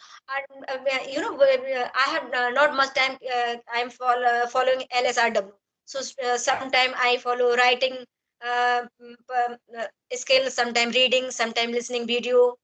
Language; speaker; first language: English; non-native, learner; Hindi